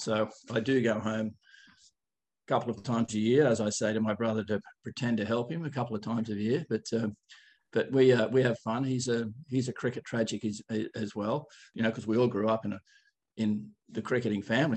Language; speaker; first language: English; native; English